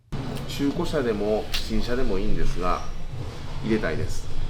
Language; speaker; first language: Japanese; native; Japanese